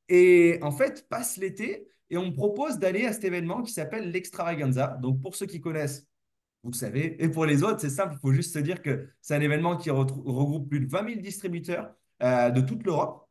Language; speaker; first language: French; native; French